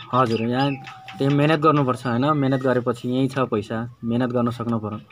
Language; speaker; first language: Nepali; native; Nepali